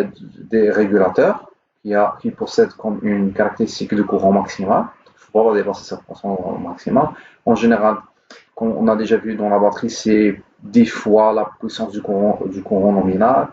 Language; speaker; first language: French; non-native, local second language; Arabic